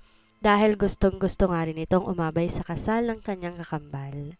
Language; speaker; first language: Filipino; native; Filipino